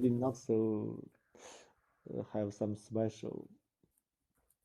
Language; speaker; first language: English; non-native, learner; Chinese